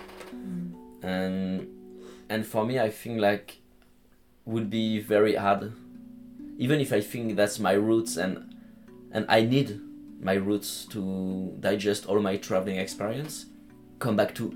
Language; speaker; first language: English; non-native, fluent; French